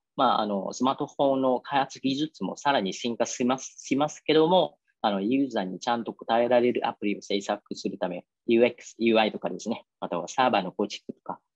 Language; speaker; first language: Japanese; non-native, fluent; Vietnamese